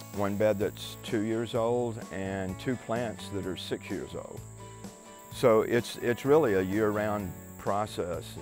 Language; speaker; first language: English; native; English